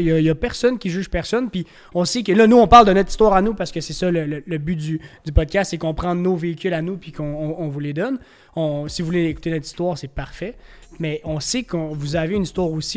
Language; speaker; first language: French; native; French